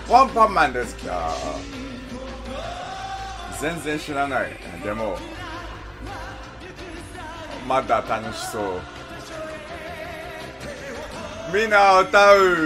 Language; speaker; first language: Japanese; non-native, learner; English